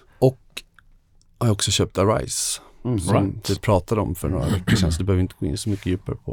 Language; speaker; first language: Swedish; native; Swedish